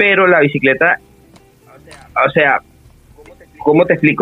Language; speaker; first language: Spanish; native; Spanish